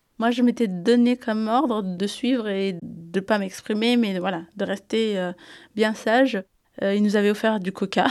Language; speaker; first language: French; early bilingual, other home language; Amharic